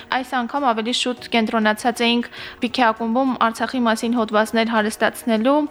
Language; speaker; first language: Armenian; native; Armenian